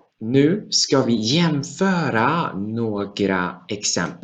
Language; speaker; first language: Swedish; non-native, fluent; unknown